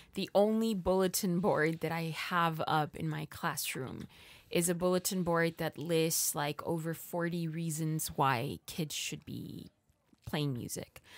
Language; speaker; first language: English; early bilingual, other home language; Spanish